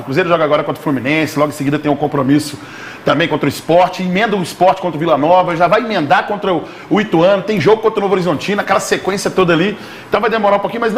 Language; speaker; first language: Portuguese; native; Portuguese